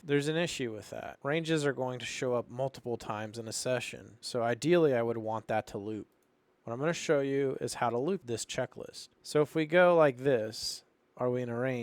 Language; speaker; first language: English; native; English